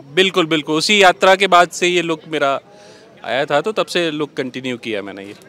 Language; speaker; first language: Hindi; native; Hindi